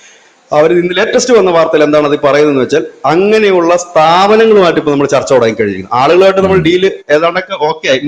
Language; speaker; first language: Malayalam; native; Malayalam